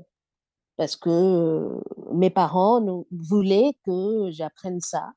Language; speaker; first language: French; non-native, fluent; Bangla